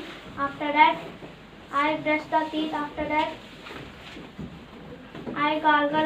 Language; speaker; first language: English; non-native, learner; Hindi